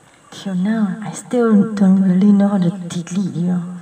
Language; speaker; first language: English; non-native, local second language; Chinese